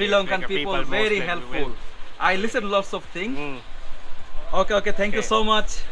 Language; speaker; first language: English; non-native, local second language; Bangla